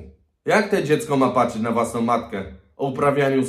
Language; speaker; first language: Polish; native; Polish